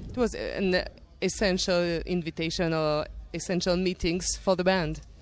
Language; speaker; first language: English; non-native, learner; French